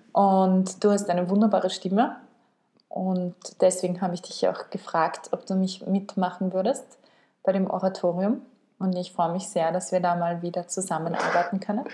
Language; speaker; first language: German; native; German